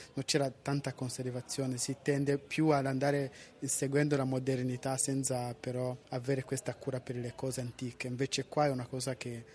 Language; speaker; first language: Italian; non-native, fluent; Kinyarwanda